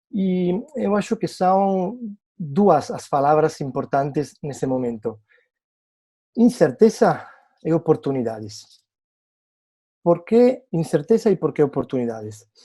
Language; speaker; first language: Portuguese; non-native, fluent; Italian